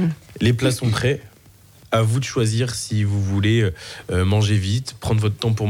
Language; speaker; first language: French; native; French